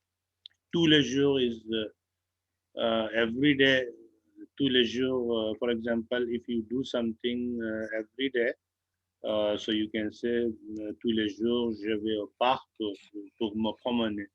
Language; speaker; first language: French; non-native, fluent; Hindi